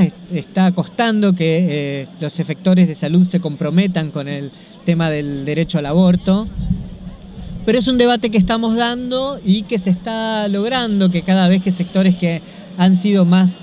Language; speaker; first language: Spanish; native; Spanish